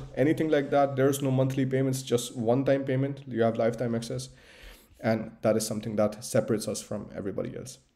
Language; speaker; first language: English; non-native, local second language; Hindi